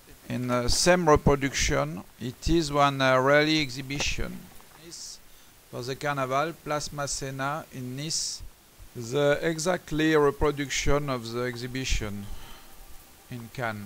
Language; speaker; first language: English; non-native, learner; French